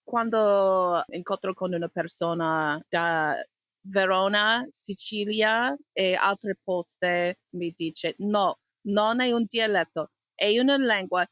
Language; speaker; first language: Italian; non-native, learner; English